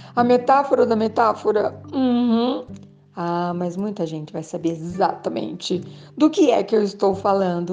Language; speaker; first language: Portuguese; native; Portuguese